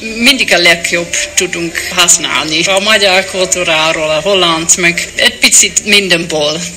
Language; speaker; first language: Hungarian; non-native, learner; Dutch